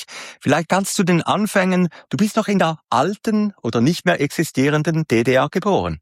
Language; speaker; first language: German; native; German